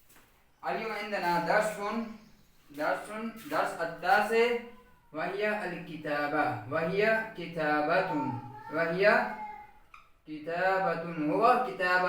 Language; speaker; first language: Arabic; non-native, learner; Urdu